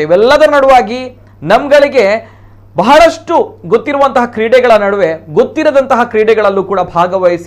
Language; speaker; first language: Kannada; native; Kannada